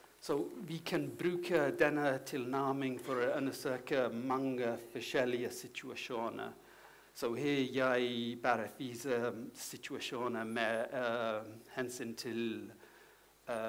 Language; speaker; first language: Swedish; non-native, learner; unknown